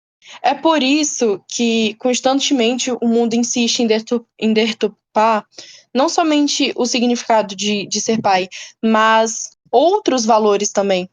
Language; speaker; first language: Portuguese; native; Portuguese